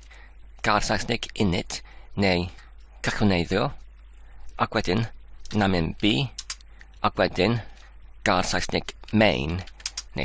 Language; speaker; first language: Welsh; non-native, learner; English